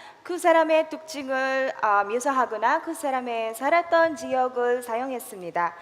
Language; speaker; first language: Korean; non-native, learner; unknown